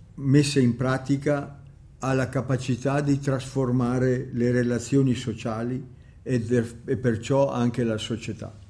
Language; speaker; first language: Italian; native; Italian